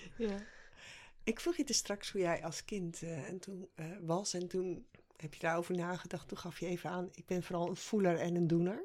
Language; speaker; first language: Dutch; native; Dutch